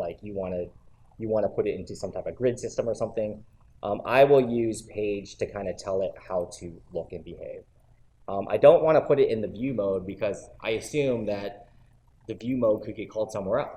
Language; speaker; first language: English; native; English